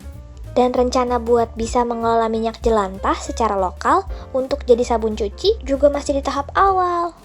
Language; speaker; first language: Indonesian; native; Indonesian